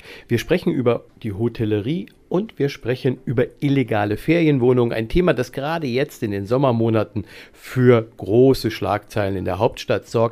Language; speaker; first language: German; native; German